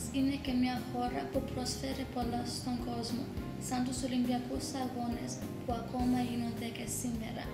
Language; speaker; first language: Greek; early bilingual, heritage; Greek